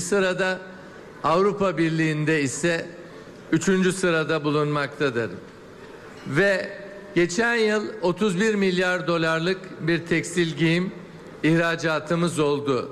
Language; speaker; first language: Turkish; native; Turkish